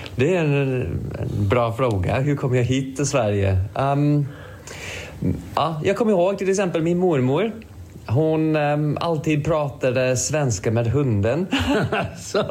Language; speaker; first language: Swedish; non-native, fluent; English